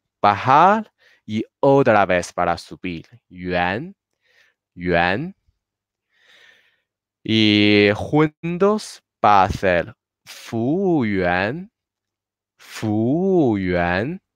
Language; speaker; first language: Spanish; non-native, learner; Chinese